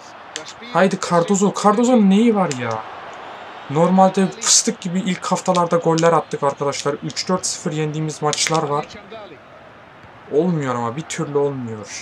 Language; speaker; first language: Turkish; native; Turkish